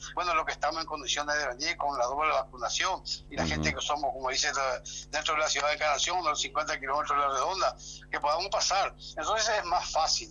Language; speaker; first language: Spanish; native; Spanish